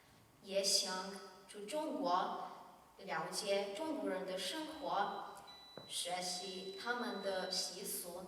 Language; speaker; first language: Chinese; non-native, learner; Slovenian